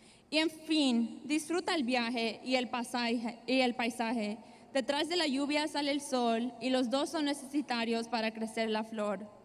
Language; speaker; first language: Spanish; early bilingual, heritage; Spanish